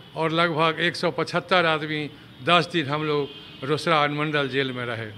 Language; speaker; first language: Hindi; native; Hindi